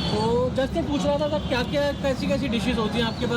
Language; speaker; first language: Hindi; native; Hindi